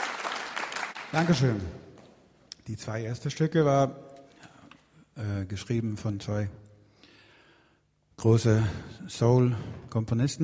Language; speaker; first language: German; non-native, learner; Swedish